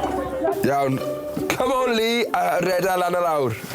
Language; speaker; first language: Welsh; native; Welsh